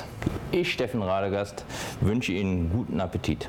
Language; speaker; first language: German; native; German